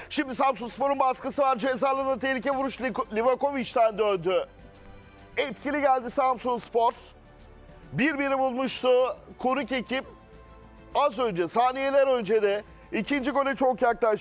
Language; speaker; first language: Turkish; native; Turkish